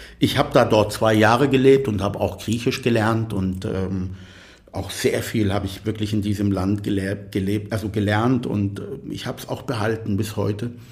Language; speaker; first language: German; non-native, fluent; Arabic